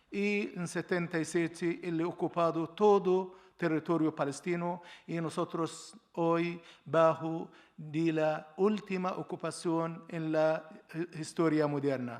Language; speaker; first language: Spanish; non-native, learner; Arabic